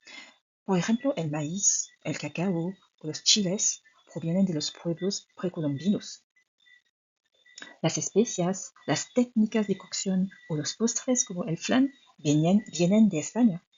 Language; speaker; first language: Spanish; non-native, fluent; French